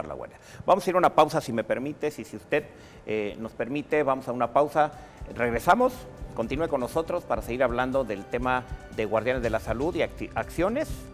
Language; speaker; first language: Spanish; native; Spanish